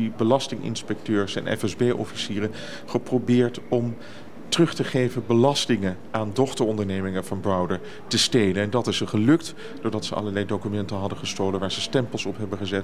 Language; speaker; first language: Dutch; native; Dutch